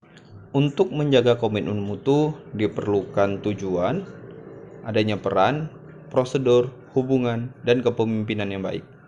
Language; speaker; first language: Indonesian; native; Indonesian